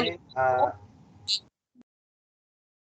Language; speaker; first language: French; non-native, learner; Spanish